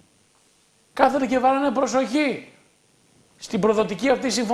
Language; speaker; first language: Greek; native; Greek